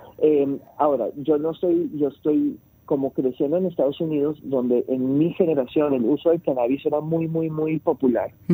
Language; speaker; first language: Spanish; early bilingual, heritage; Spanish